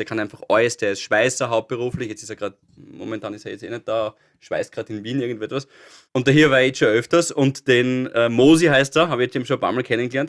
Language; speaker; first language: German; native; German